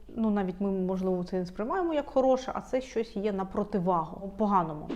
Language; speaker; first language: Ukrainian; non-native, local second language; Russian